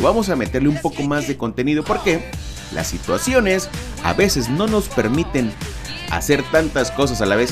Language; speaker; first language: Spanish; native; Spanish